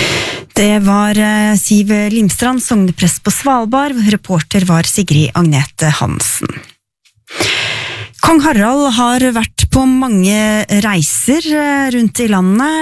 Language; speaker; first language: Norwegian; native; Norwegian